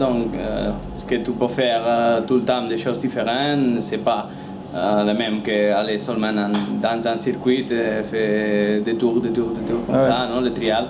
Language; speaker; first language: French; non-native, learner; Spanish